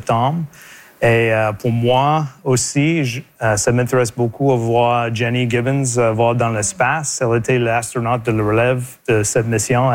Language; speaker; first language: French; non-native, local second language; English